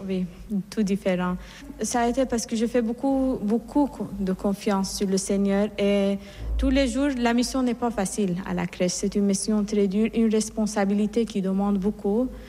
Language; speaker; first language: French; non-native, fluent; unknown